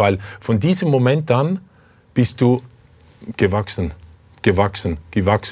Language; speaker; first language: German; native; German